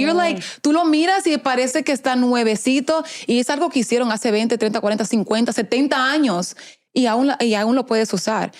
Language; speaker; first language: Spanish; early bilingual, heritage; Spanish